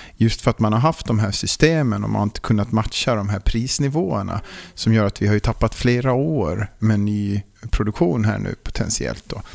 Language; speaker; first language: Swedish; native; Swedish